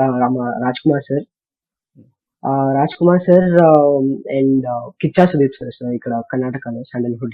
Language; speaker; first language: Telugu; non-native, learner; Kannada